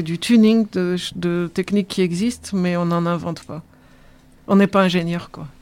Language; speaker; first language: French; native; French